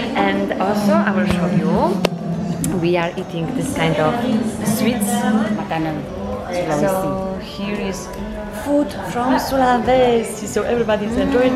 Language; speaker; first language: English; non-native, fluent; Polish